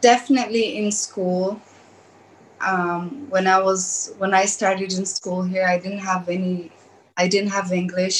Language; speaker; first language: English; early bilingual, other home language; Portuguese